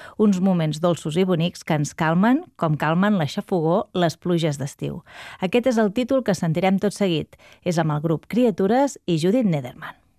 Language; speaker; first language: Catalan; native; Catalan